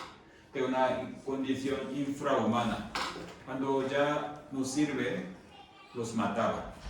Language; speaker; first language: Spanish; non-native, fluent; Korean